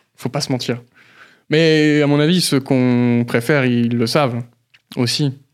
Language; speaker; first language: French; native; French